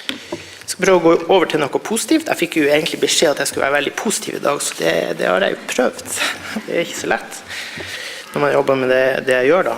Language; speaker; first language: Norwegian; native; Norwegian